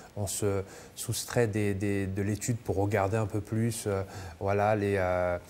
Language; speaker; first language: French; native; French